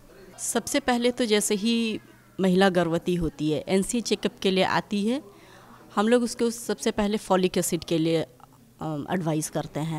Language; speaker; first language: Hindi; native; Hindi